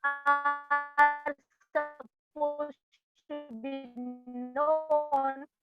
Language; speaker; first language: English; non-native, local second language; Marathi